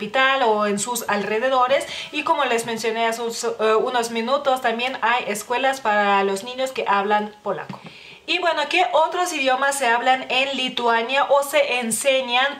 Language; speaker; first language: Spanish; non-native, fluent; Lithuanian